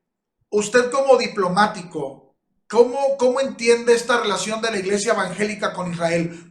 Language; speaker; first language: Spanish; native; Spanish